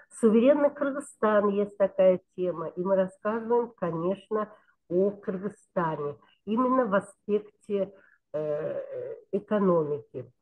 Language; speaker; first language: Russian; non-native, local second language; Kyrgyz